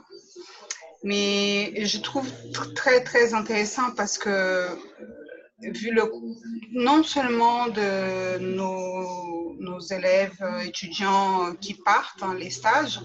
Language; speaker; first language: French; native; French